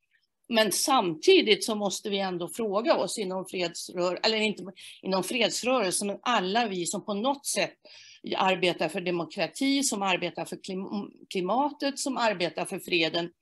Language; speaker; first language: Swedish; native; Swedish